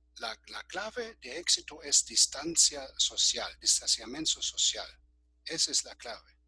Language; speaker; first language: Spanish; non-native, fluent; German